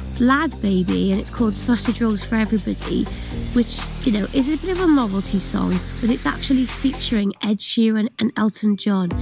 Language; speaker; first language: English; native; English